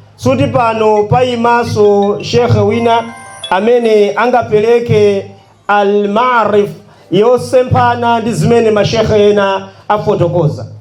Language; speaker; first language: Nyanja; non-native, local second language; Yao